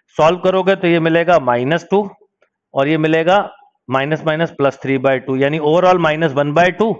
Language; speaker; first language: Hindi; native; Hindi